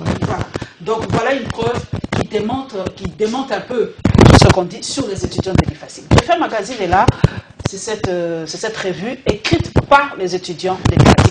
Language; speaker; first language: French; non-native, local second language; Lingala